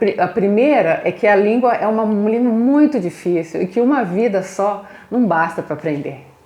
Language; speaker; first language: Portuguese; native; Portuguese